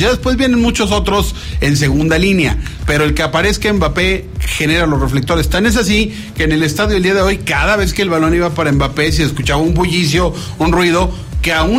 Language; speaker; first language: Spanish; native; Spanish